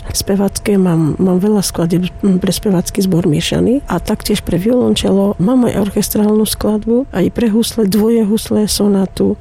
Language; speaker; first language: Slovak; non-native, fluent; Armenian